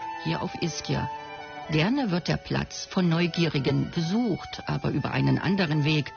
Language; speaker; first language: German; native; German